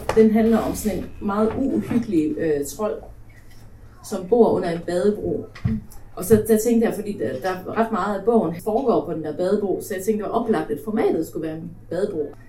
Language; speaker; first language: Danish; early bilingual, other home language; Polish